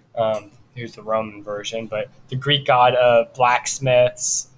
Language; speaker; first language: English; native; English